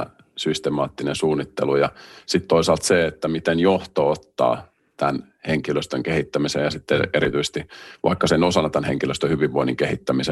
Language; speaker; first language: Finnish; native; Finnish